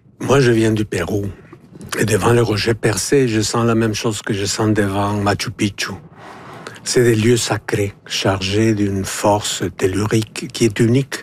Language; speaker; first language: French; non-native, fluent; Spanish